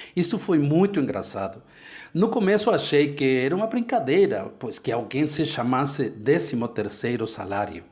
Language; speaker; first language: Portuguese; non-native, fluent; Spanish